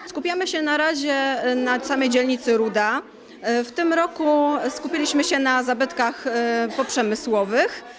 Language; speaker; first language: Polish; native; Polish